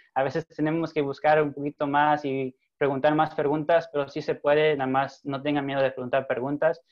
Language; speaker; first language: Spanish; early bilingual, heritage; Spanish